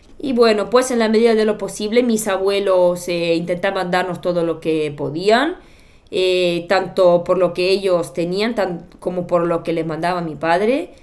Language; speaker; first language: Spanish; non-native, fluent; Bulgarian